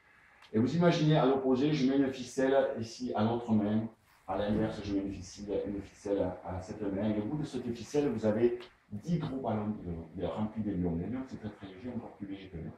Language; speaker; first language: French; native; French